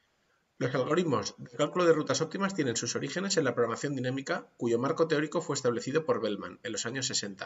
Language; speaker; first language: Spanish; native; Spanish